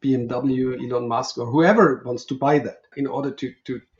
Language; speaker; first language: English; non-native, fluent; German